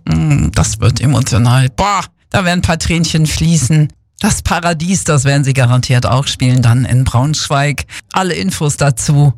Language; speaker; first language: German; native; German